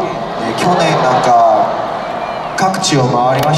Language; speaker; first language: Japanese; non-native, fluent; Korean